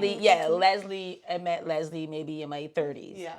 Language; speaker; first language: English; native; English